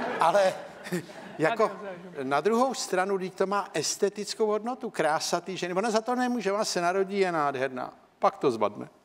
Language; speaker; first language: Czech; native; Czech